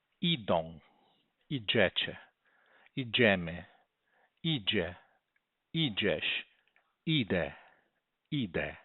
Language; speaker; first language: Polish; non-native, learner; Portuguese